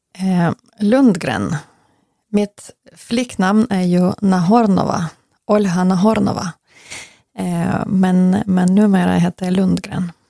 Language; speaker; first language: Swedish; non-native, fluent; Ukrainian